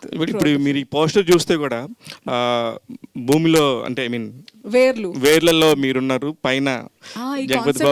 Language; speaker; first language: Telugu; native; Telugu